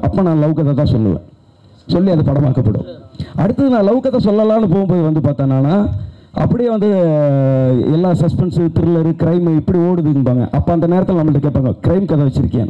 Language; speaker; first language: Tamil; native; Tamil